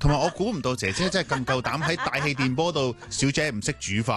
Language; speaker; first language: Cantonese; native; Cantonese